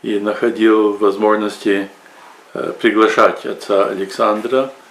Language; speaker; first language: Russian; early bilingual, heritage; Russian